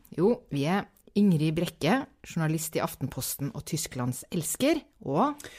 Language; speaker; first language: Norwegian; native; Norwegian